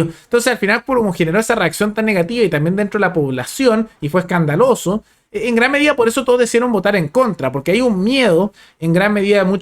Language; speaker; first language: Spanish; native; Spanish